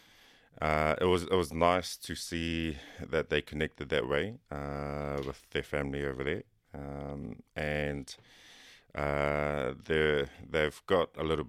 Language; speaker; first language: English; native; English